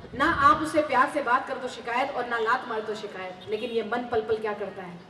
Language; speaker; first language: Hindi; non-native, local second language; Marathi